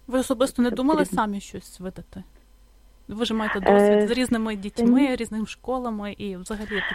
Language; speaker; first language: Ukrainian; native; Ukrainian